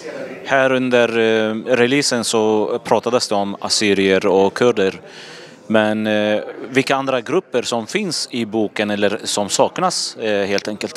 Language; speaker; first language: Swedish; non-native, fluent; Assyrian Neo-Aramaic